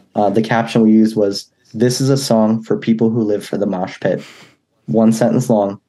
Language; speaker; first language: English; native; English